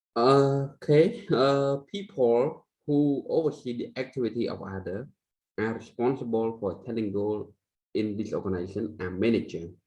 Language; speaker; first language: English; non-native, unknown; Khmer